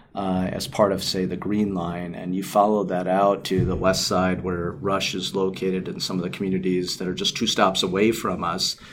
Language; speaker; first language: English; native; English